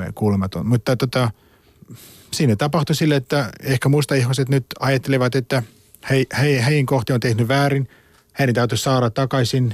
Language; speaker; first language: Finnish; non-native, fluent; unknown